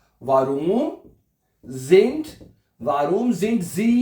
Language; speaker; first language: German; non-native, fluent; Urdu